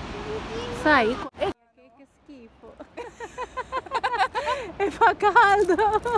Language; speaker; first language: Italian; non-native, learner; Hindi